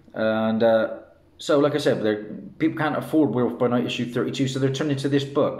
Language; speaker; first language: English; native; English